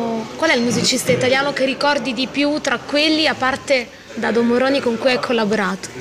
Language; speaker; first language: Italian; native; Italian